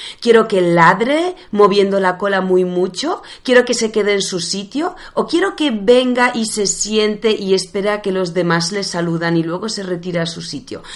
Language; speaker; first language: Spanish; non-native, fluent; Polish